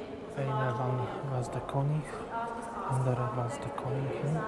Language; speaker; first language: Dutch; non-native, learner; Polish